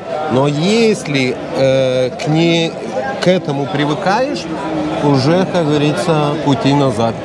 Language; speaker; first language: Russian; non-native, local second language; Lithuanian